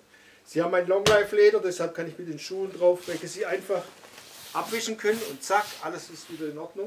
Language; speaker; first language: German; native; German